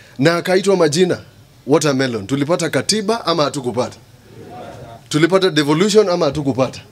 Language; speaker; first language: Swahili; non-native, local second language; Kamba